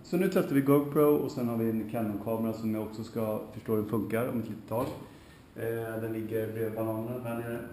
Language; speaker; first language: Swedish; native; Swedish